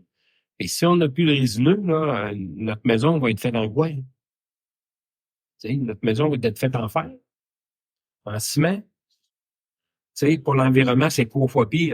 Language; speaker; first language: French; native; French